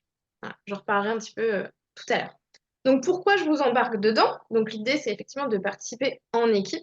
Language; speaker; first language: French; native; French